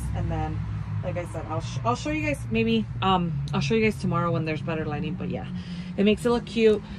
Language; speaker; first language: English; early bilingual, other home language; Spanish